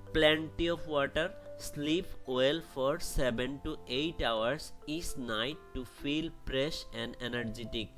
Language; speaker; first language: English; non-native, local second language; Bangla